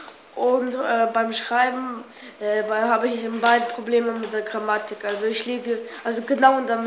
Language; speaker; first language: German; early bilingual, other home language; Russian